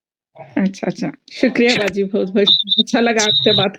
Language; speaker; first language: Urdu; native; Urdu